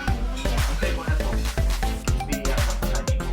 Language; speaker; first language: Filipino; non-native, local second language; Cebuano